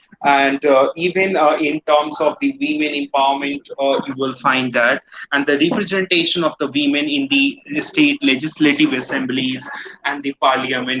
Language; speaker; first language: English; non-native, local second language; Hindi